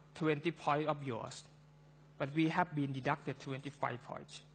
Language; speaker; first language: English; non-native, fluent; Thai